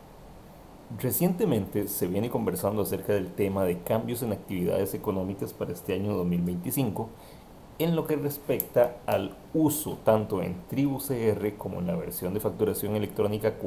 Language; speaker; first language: Spanish; native; Spanish